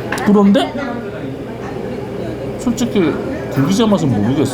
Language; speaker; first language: Korean; native; Korean